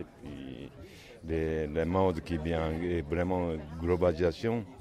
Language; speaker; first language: French; non-native, learner; Japanese